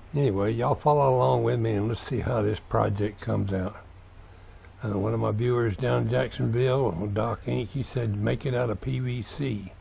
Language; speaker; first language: English; native; English